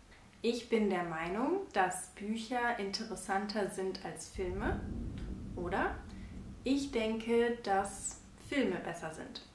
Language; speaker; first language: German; non-native, fluent; Spanish